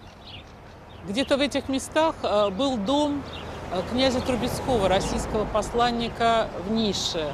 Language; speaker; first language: Russian; native; Russian